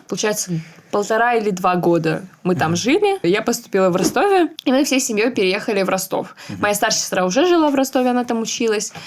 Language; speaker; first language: Russian; native; Russian